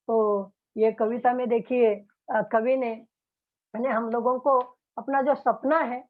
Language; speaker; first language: Hindi; non-native, local second language; Marathi